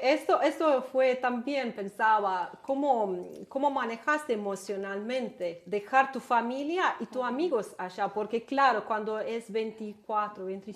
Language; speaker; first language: Spanish; non-native, learner; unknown